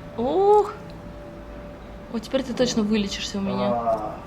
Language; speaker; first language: Russian; native; Russian